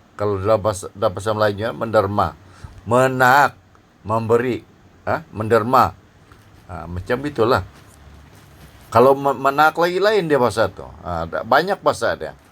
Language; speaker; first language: Malay; non-native, local second language; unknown